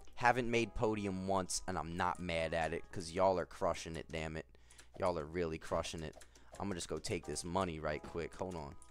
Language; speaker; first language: English; native; English